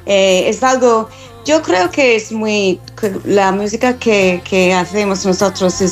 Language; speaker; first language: Spanish; non-native, fluent; English